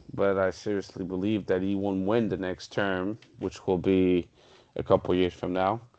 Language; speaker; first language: English; non-native, fluent; Portuguese